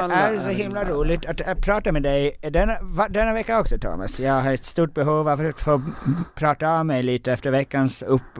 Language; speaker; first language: Swedish; native; Swedish